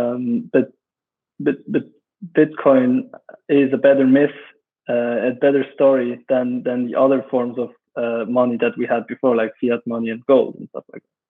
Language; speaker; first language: English; non-native, fluent; German